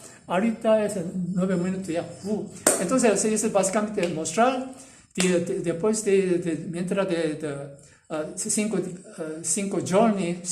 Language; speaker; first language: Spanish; non-native, learner; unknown